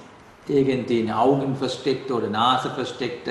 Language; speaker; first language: German; non-native, learner; Sinhala